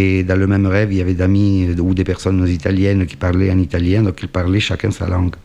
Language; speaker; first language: French; non-native, fluent; Italian